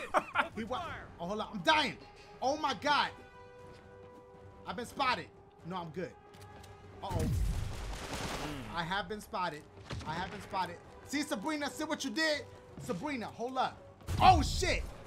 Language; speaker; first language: English; early bilingual, other home language; Spanish